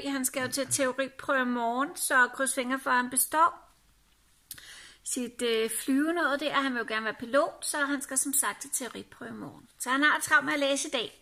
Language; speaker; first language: Danish; native; Danish